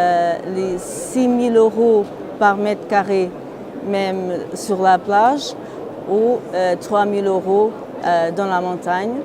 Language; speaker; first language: French; non-native, fluent; Portuguese